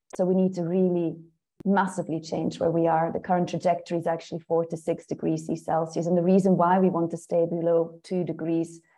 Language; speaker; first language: English; non-native, fluent; Dutch